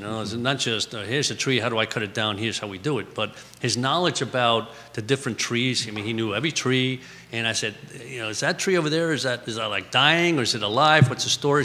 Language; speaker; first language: English; early bilingual, other home language; Spanish